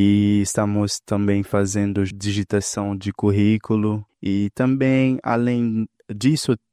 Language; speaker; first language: Portuguese; non-native, fluent; Haitian Creole